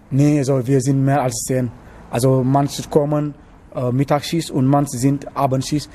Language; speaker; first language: German; non-native, learner; Wolof